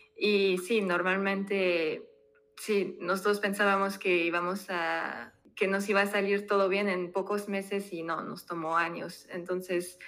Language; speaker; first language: Spanish; non-native, fluent; French